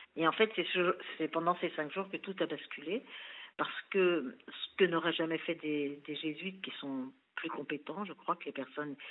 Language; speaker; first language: French; native; French